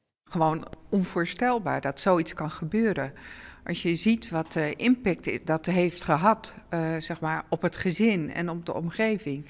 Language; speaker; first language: Dutch; native; Dutch